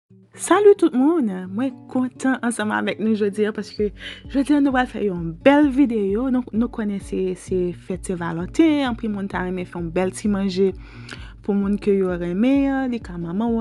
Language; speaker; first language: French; non-native, local second language; Haitian Creole